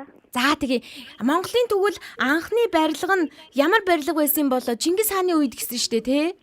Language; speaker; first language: Mongolian; native; Mongolian